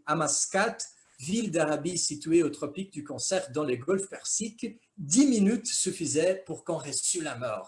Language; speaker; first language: French; non-native, fluent; Portuguese